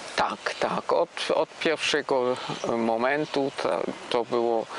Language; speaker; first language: Polish; non-native, learner; Swiss German